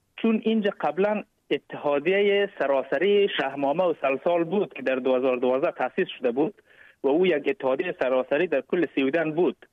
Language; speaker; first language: Persian; native; Persian